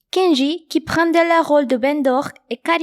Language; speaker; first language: French; non-native, learner; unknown